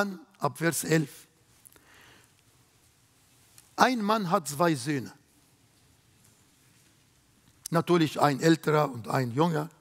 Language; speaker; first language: German; non-native, fluent; Arabic